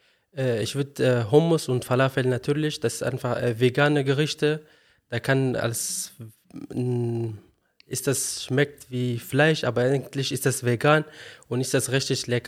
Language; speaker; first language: German; non-native, learner; Arabic